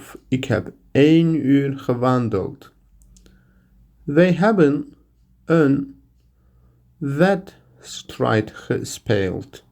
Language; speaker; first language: Dutch; non-native, learner; Turkish